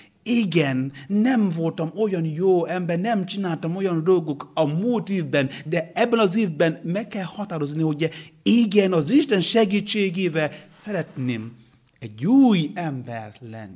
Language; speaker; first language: Hungarian; non-native, learner; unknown